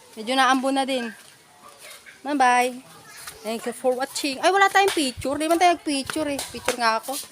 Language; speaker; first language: Filipino; native; Filipino